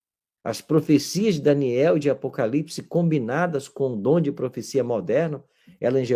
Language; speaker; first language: Portuguese; native; Portuguese